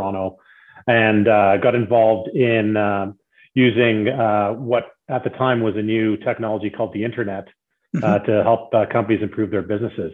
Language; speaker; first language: English; native; English